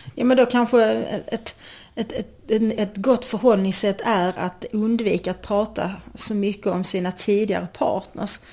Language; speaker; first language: Swedish; native; Swedish